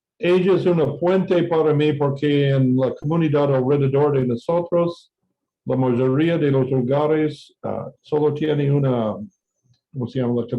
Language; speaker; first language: Spanish; non-native, fluent; English